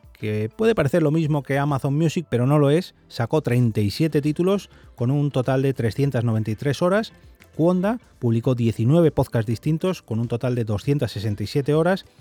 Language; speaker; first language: Spanish; native; Spanish